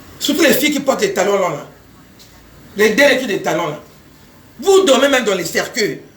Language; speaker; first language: French; non-native, local second language; Lingala